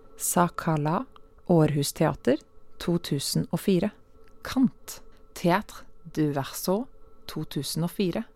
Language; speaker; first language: Norwegian; native; Norwegian